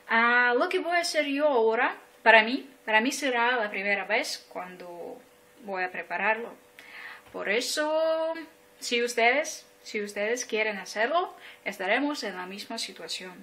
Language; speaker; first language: Spanish; non-native, fluent; Ukrainian